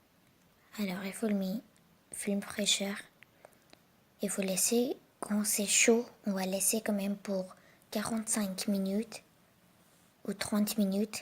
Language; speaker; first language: French; non-native, learner; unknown